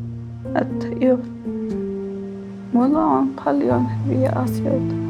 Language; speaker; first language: Finnish; non-native, fluent; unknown